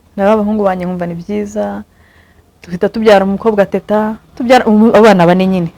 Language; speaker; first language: Kinyarwanda; early bilingual, heritage; Kinyarwanda